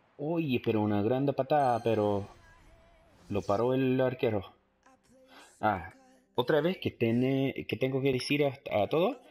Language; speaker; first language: Spanish; early bilingual, heritage; Spanish